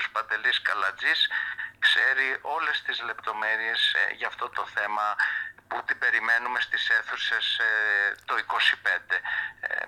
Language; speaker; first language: Greek; early bilingual, heritage; Greek